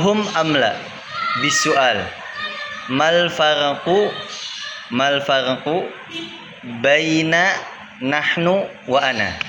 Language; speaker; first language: Arabic; non-native, fluent; Indonesian